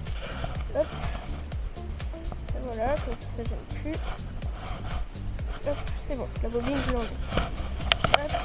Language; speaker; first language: French; native; French